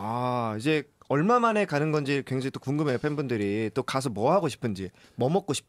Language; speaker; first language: Korean; native; Korean